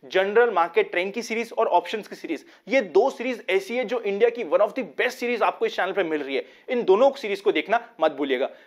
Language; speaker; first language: Hindi; native; Hindi